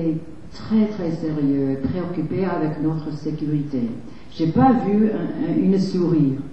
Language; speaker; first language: French; non-native, fluent; English